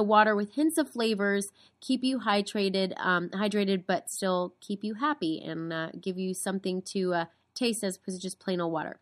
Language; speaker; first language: English; native; English